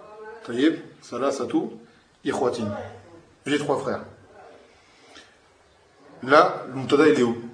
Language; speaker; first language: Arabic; non-native, learner; French